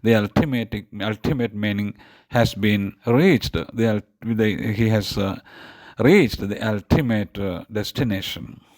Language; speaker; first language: English; non-native, local second language; Malayalam